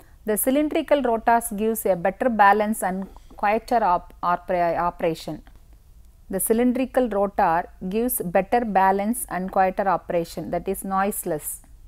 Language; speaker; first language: English; non-native, local second language; Tamil